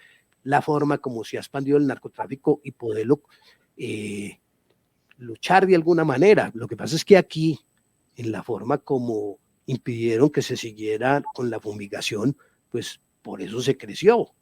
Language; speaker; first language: Spanish; native; Spanish